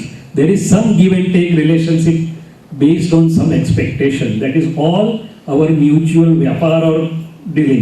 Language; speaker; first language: English; non-native, local second language; Gujarati